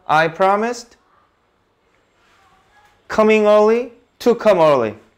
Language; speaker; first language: English; non-native, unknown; Korean